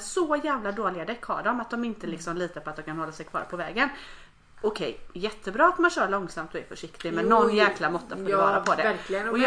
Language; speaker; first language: Swedish; native; Swedish